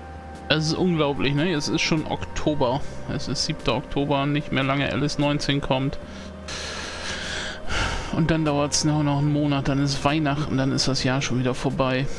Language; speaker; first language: German; native; German